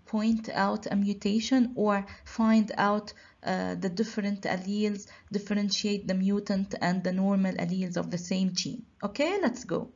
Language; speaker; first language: English; non-native, local second language; Arabic